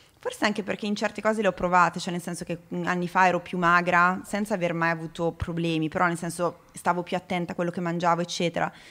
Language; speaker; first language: Italian; native; Italian